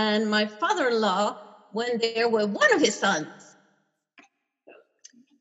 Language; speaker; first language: English; non-native, fluent; Spanish